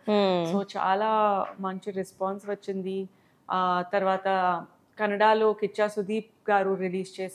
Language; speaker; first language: Telugu; non-native, learner; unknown